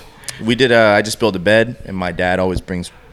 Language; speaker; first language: English; native; English